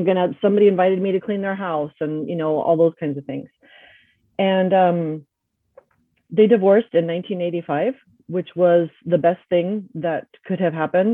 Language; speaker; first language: English; early bilingual, other home language; Spanish